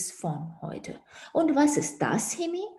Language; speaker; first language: German; non-native, fluent; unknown